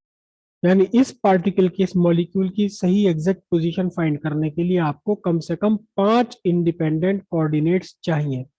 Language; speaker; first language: Hindi; native; Hindi